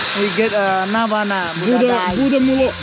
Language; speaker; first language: English; non-native, learner; Serbian